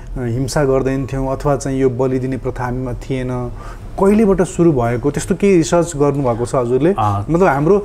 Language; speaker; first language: Nepali; native; Nepali